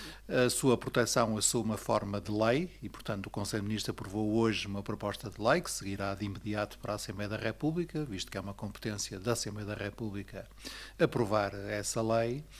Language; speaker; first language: Portuguese; native; Portuguese